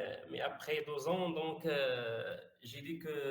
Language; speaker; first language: French; non-native, learner; Arabic